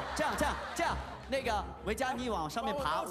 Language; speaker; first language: Chinese; native; Chinese